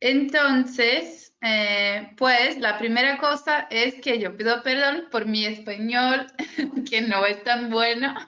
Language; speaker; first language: Spanish; non-native, fluent; Portuguese